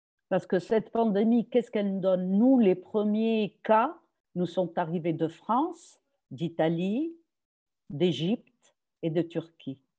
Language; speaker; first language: French; non-native, local second language; Arabic